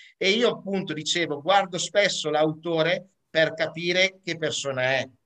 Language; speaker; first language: Italian; native; Italian